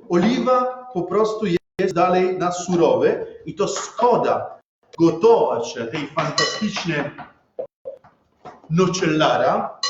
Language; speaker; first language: Polish; non-native, learner; Italian